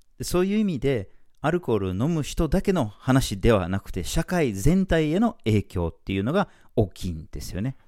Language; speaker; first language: Japanese; non-native, fluent; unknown